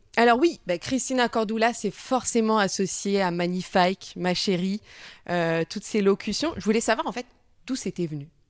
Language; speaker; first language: French; native; French